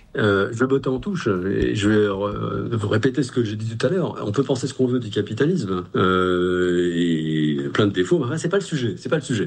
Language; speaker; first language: French; native; French